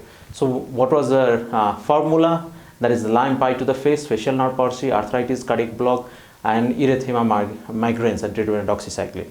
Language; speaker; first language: English; non-native, fluent; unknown